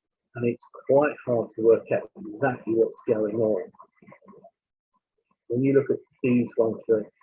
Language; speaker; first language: English; native; English